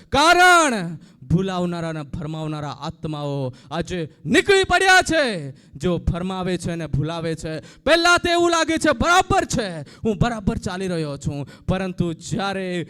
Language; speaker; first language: Gujarati; native; Gujarati